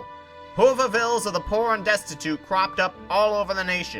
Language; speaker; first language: English; native; English